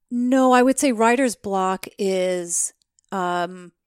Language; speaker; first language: English; native; English